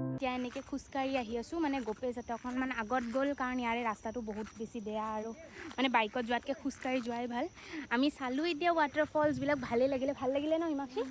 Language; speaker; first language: Assamese; native; Assamese